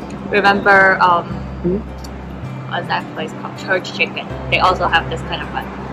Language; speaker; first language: English; non-native, learner; Chinese